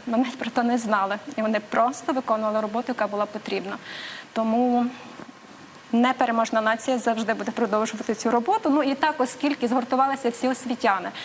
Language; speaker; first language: Ukrainian; native; Ukrainian